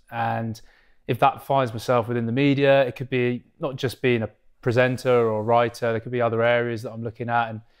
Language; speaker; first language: English; native; English